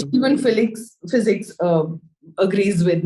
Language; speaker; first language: English; non-native, local second language; Hindi